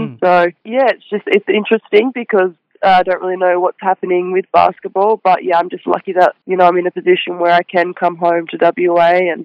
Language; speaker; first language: English; native; English